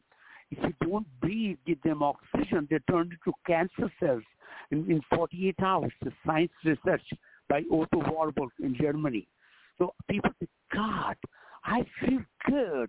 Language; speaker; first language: English; non-native, local second language; Hindi